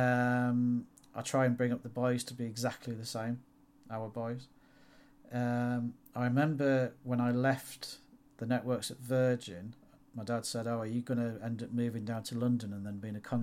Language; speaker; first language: English; native; English